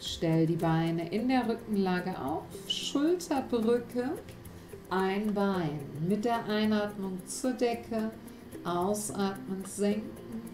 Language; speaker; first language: German; native; German